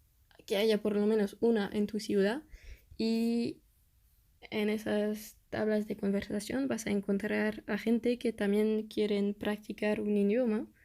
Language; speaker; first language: Spanish; non-native, fluent; French